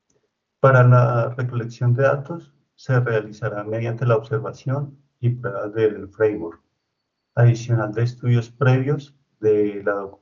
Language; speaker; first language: Spanish; native; Spanish